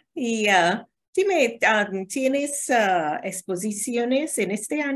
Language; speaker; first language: Spanish; non-native, learner; English